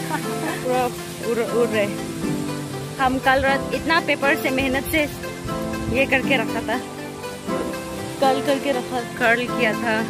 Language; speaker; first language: Hindi; non-native, local second language; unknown